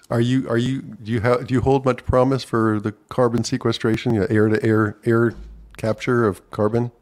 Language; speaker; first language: English; native; English